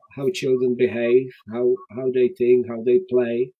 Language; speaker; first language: English; non-native, fluent; Czech